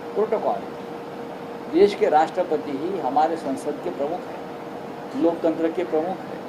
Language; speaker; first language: Hindi; non-native, local second language; Marathi